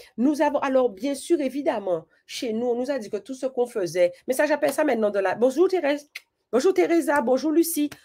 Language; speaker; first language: French; native; French